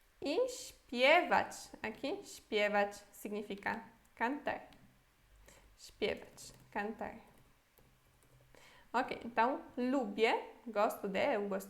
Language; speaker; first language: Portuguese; non-native, fluent; Polish